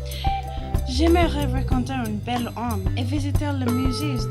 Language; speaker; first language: French; non-native, learner; English